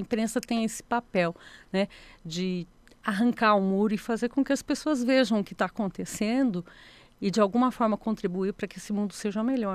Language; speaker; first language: Portuguese; native; Portuguese